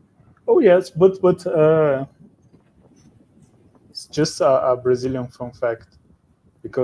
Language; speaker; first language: English; non-native, fluent; Portuguese